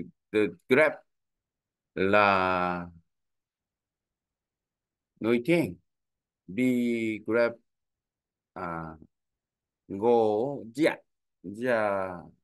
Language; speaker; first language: Vietnamese; non-native, learner; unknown